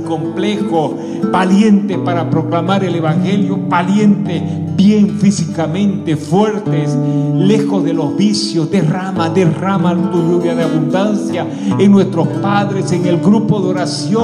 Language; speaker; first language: Spanish; native; Spanish